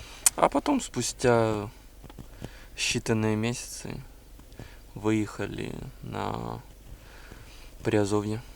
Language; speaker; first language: Russian; native; Russian